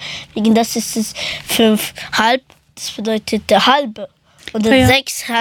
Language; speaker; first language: German; early bilingual, other home language; Persian